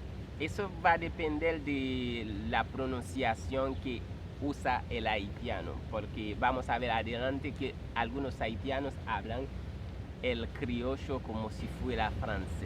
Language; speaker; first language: Spanish; non-native, fluent; Haitian Creole